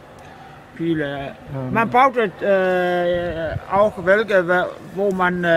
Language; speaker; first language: German; non-native, learner; Danish